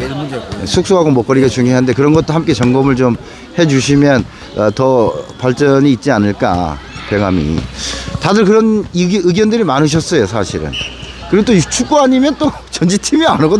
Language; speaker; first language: Korean; native; Korean